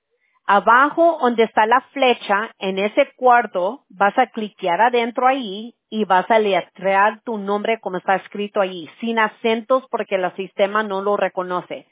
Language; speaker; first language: Spanish; early bilingual, heritage; Spanish